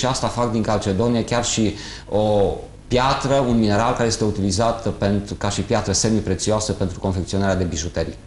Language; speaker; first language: Romanian; native; Romanian